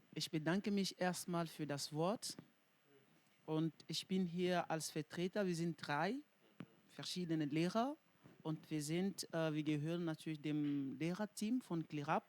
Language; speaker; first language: German; non-native, fluent; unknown